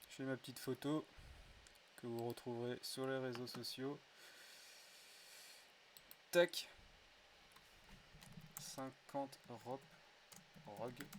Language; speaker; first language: French; native; French